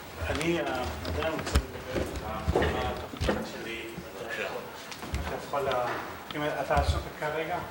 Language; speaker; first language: Hebrew; early bilingual, other home language; Arabic